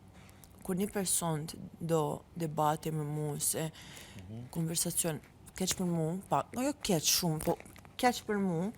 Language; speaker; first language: Albanian; non-native, learner; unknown